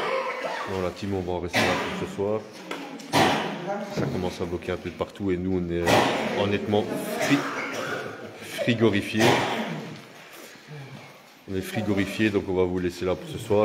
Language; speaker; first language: French; native; French